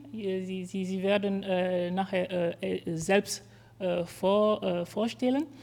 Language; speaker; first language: German; non-native, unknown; French